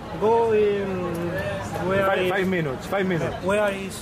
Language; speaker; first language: English; non-native, learner; Spanish